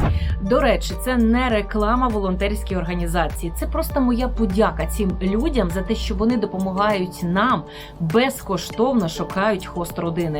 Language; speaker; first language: Ukrainian; native; Ukrainian